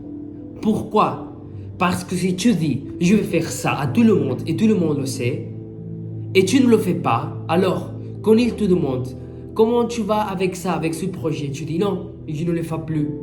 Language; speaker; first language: French; non-native, fluent; Spanish